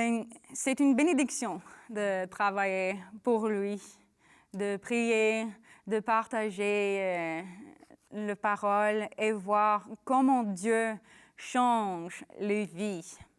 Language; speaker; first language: French; non-native, learner; English